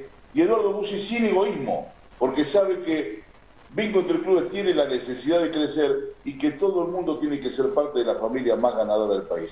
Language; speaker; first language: Spanish; native; Spanish